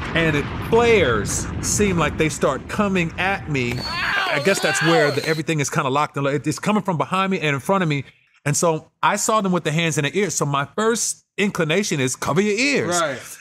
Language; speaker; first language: English; native; English